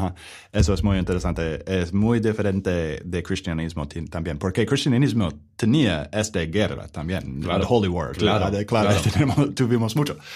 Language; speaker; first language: Spanish; non-native, learner; English